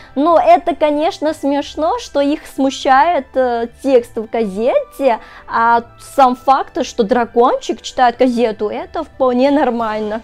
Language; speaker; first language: Russian; non-native, fluent; Chinese